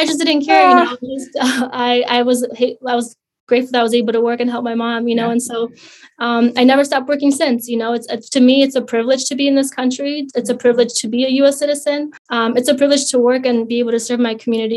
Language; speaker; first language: English; early bilingual, other home language; Polish